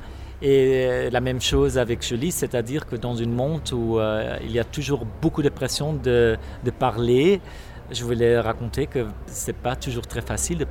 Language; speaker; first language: French; non-native, local second language; Dutch